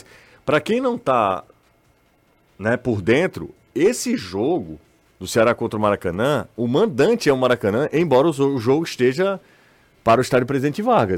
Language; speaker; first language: Portuguese; native; Portuguese